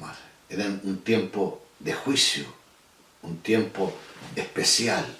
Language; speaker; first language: Spanish; native; Spanish